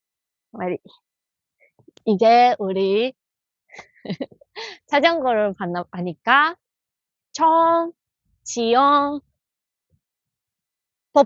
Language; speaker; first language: Korean; non-native, learner; Japanese